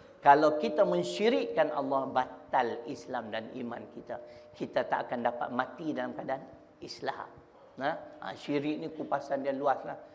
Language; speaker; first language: Malay; native; Malay